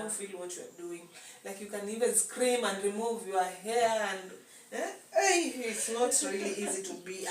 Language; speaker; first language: English; non-native, local second language; Swahili